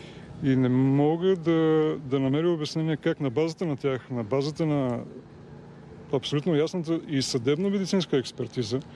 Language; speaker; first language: Bulgarian; native; Bulgarian